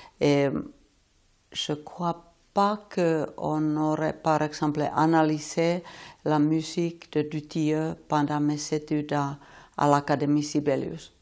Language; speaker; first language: French; non-native, fluent; Finnish